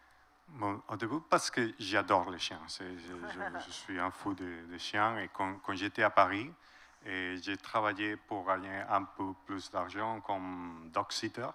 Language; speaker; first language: French; non-native, fluent; Spanish